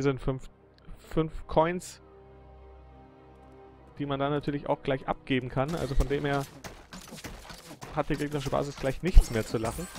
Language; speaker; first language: German; native; German